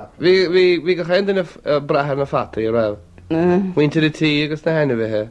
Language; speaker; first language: Irish; native; Irish